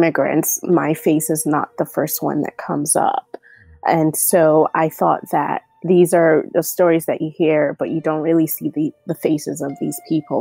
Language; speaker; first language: English; non-native, local second language; Yoruba